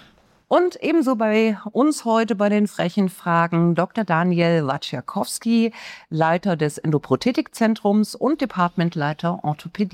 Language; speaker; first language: German; native; German